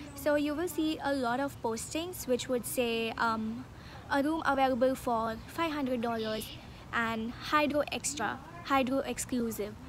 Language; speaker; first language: English; non-native, local second language; Hindi